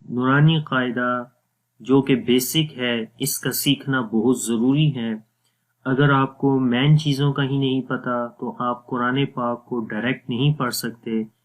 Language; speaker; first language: Urdu; non-native, local second language; Punjabi